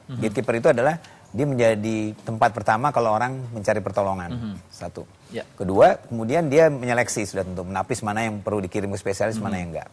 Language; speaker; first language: Indonesian; native; Indonesian